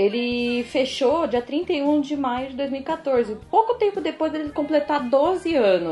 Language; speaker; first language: Portuguese; native; Portuguese